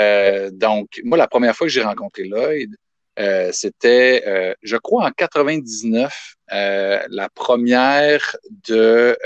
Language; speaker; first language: French; native; French